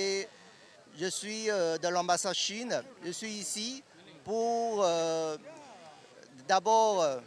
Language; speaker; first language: French; non-native, learner; Chinese